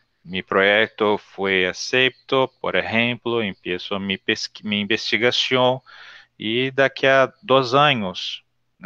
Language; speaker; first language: Spanish; non-native, learner; Portuguese